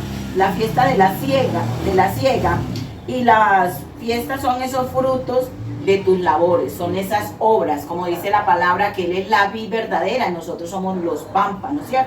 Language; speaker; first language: Spanish; native; Spanish